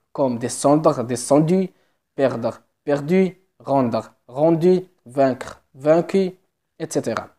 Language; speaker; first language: French; non-native, local second language; Arabic